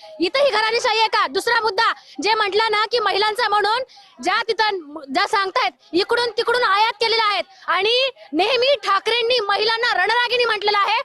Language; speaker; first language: Marathi; native; Marathi